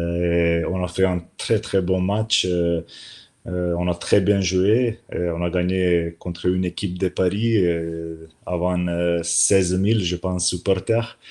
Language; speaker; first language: French; non-native, learner; Slovenian